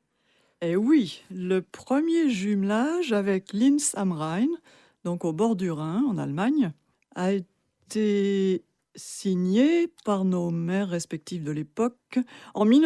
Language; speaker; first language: French; native; French